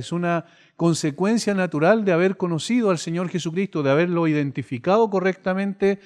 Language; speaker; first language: Spanish; native; Spanish